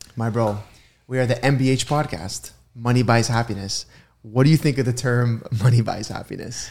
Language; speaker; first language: English; early bilingual, other home language; Italian